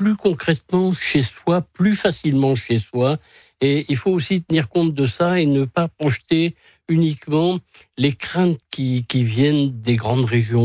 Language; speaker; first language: French; native; French